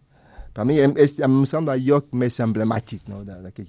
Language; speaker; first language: Catalan; non-native, fluent; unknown